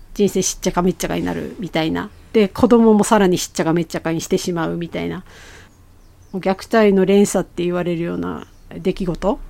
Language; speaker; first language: Japanese; native; Japanese